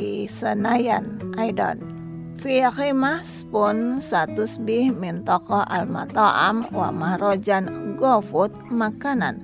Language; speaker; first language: Arabic; non-native, fluent; Indonesian